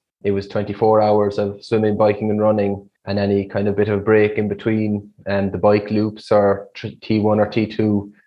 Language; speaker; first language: English; native; English